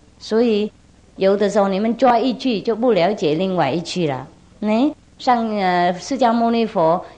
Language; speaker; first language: Chinese; non-native, fluent; Vietnamese